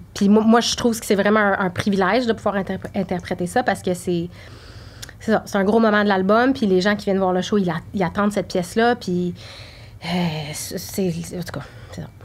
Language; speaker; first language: French; native; French